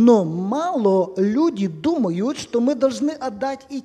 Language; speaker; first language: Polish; non-native, learner; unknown